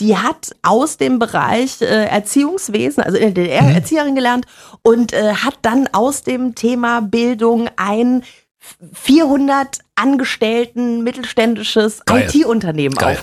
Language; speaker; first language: German; native; German